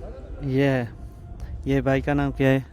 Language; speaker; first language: Hindi; non-native, local second language; Baluchi